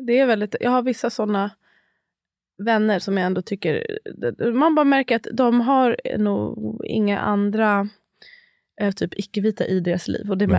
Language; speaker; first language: Swedish; native; Swedish